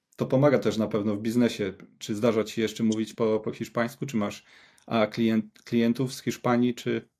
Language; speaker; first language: Polish; native; Polish